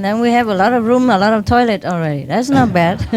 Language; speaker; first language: English; non-native, fluent; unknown